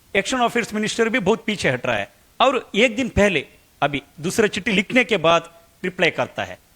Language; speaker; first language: Hindi; non-native, local second language; Kannada